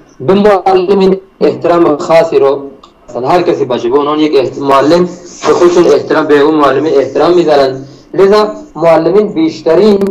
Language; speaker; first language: Persian; non-native, local second language; Baluchi